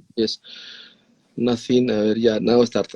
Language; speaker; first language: English; non-native, learner; Spanish